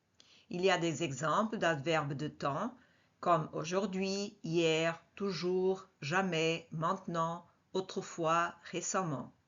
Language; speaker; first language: French; non-native, fluent; Portuguese